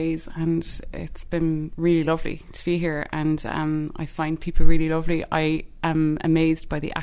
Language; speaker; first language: English; native; English